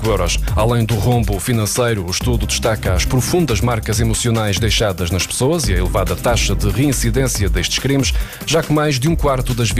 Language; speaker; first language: Portuguese; native; Portuguese